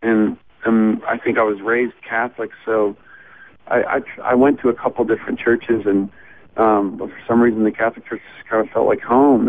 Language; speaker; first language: English; native; English